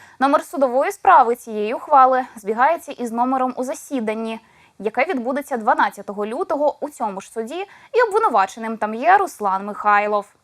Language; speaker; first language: Ukrainian; native; Ukrainian